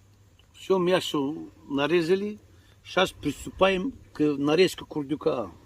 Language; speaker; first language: Russian; non-native, learner; Tajik